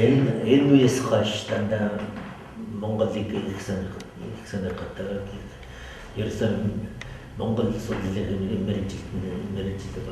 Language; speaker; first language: Mongolian; non-native, fluent; French